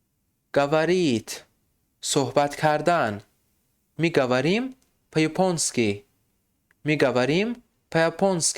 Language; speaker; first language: Russian; non-native, fluent; Tajik